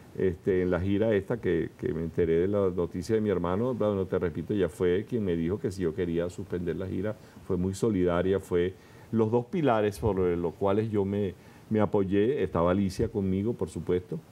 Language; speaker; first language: Spanish; native; Spanish